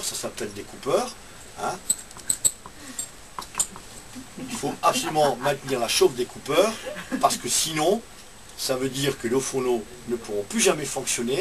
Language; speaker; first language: French; native; French